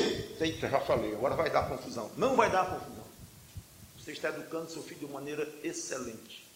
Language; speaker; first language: Portuguese; native; Portuguese